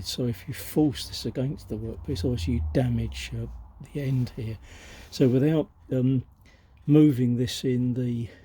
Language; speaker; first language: English; native; English